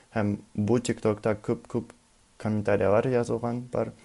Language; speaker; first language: Tatar; non-native, learner; Russian